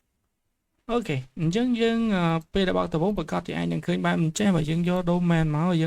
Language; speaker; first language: Khmer; native; Khmer